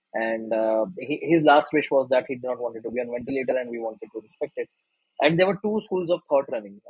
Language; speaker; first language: English; non-native, local second language; Hindi